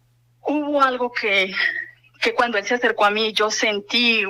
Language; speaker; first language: Spanish; native; Spanish